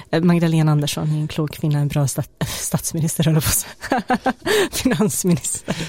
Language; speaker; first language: Swedish; early bilingual, other home language; Bosnian